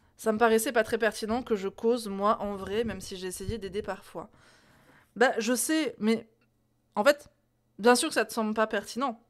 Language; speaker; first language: French; native; French